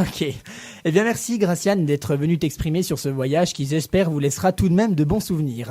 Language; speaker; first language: French; native; French